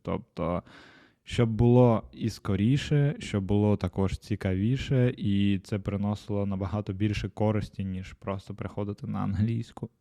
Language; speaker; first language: Ukrainian; non-native, local second language; Russian